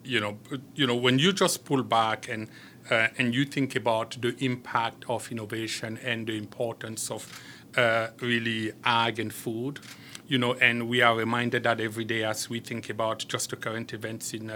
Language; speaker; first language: English; non-native, local second language; French